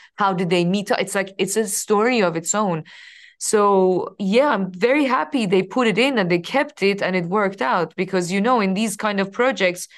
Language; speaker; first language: English; non-native, fluent; Persian